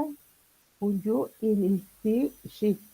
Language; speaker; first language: French; non-native, learner; Spanish